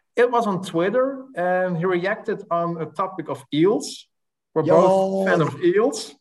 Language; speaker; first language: English; non-native, fluent; Dutch